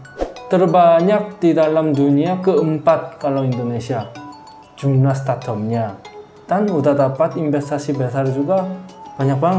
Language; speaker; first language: Indonesian; non-native, fluent; Korean